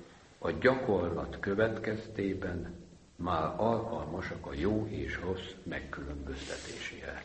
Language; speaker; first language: Hungarian; native; Hungarian